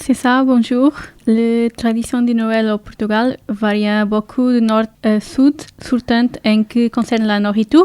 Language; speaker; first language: French; non-native, learner; Portuguese